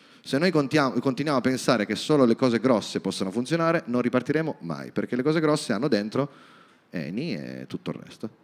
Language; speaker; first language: Italian; native; Italian